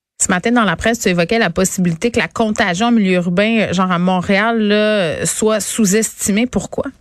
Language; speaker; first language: French; native; French